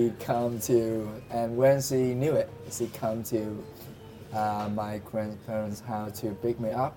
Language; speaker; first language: English; non-native, learner; Vietnamese